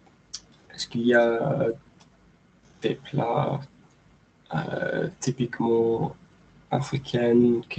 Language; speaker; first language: French; non-native, learner; English